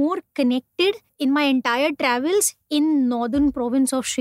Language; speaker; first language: English; non-native, local second language; Hindi